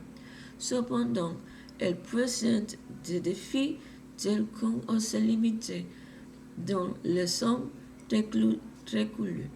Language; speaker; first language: French; non-native, learner; Spanish